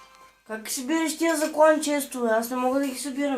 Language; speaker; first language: Bulgarian; native; Bulgarian